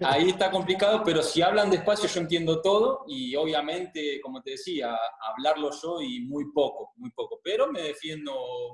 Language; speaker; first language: Spanish; native; Spanish